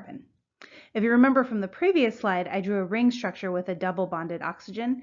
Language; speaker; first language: English; native; English